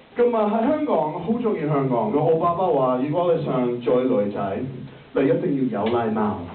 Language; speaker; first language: Cantonese; non-native, learner; English